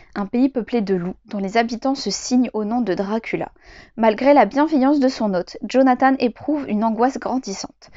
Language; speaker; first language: French; native; French